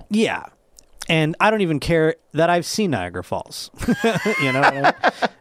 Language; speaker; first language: English; native; English